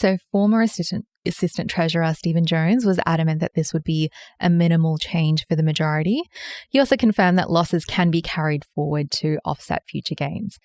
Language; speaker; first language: English; native; English